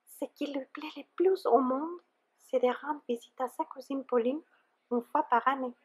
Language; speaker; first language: French; non-native, fluent; Spanish